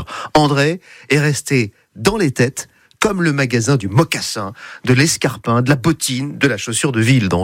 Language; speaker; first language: French; native; French